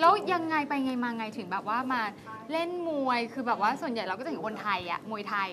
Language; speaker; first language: Thai; native; Thai